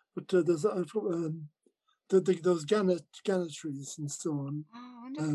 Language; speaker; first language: English; native; English